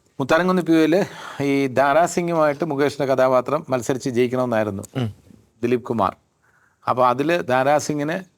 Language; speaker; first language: Malayalam; native; Malayalam